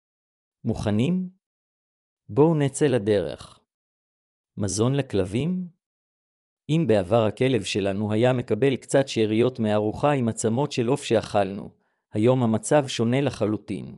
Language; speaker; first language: Hebrew; native; Hebrew